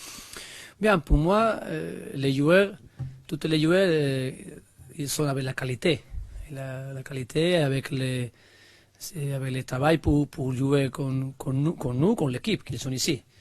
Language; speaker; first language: French; non-native, learner; Spanish